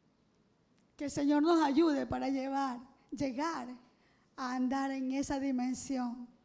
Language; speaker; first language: Spanish; native; Spanish